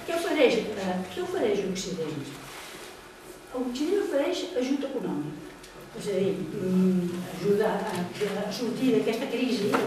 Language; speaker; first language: Catalan; native; Catalan